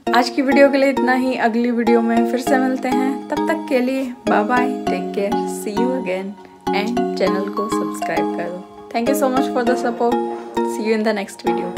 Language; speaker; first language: Hindi; native; Hindi